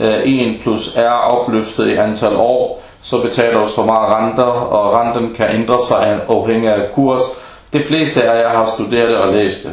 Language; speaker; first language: Danish; non-native, fluent; Arabic